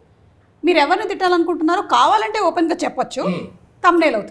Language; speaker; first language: Telugu; native; Telugu